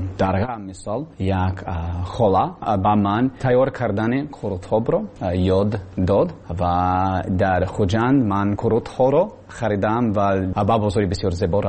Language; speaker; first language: Persian; non-native, learner; English